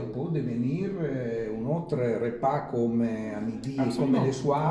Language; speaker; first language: French; non-native, learner; Italian